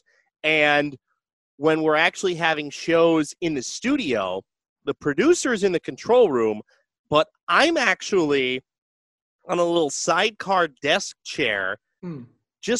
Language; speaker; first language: English; native; English